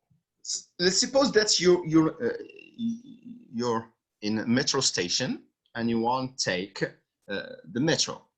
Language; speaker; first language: English; non-native, fluent; Arabic